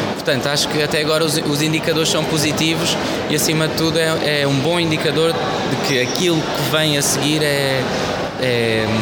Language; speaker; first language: Portuguese; early bilingual, heritage; Portuguese